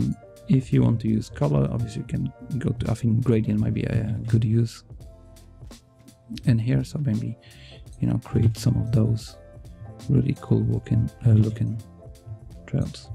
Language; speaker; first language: English; non-native, fluent; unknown